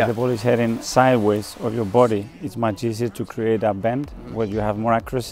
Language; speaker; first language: English; non-native, fluent; Spanish